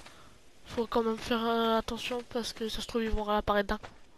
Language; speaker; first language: French; native; French